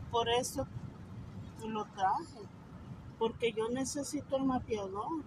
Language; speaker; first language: Spanish; native; Spanish